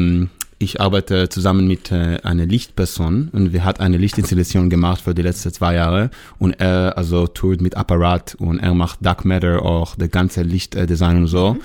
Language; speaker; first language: German; non-native, fluent; Hebrew